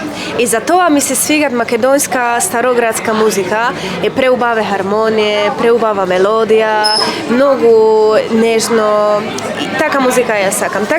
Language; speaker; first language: Macedonian; non-native, learner; Polish